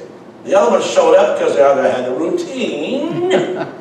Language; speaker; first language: English; native; English